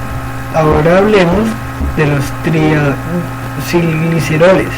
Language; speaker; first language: Spanish; native; Spanish